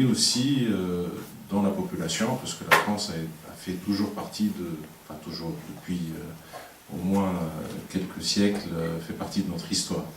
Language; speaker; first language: French; non-native, local second language; Arabic